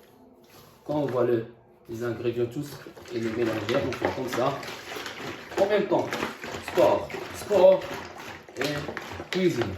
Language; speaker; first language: French; non-native, local second language; Arabic